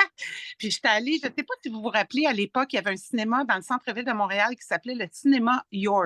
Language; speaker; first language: French; native; French